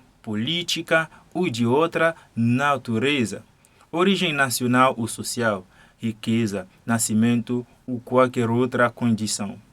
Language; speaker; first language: Portuguese; non-native, fluent; Haitian Creole